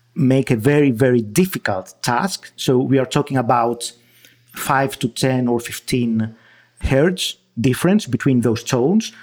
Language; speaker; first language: English; non-native, fluent; Greek